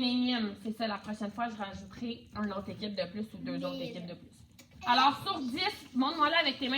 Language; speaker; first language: French; native; French